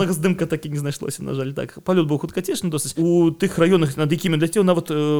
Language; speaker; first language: Belarusian; non-native, local second language; Russian